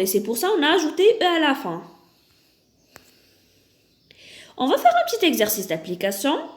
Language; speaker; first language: French; non-native, local second language; Arabic